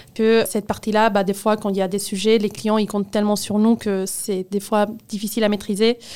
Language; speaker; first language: French; non-native, fluent; Spanish